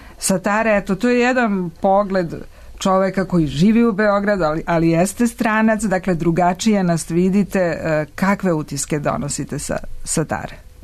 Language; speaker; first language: Serbian; native; Serbian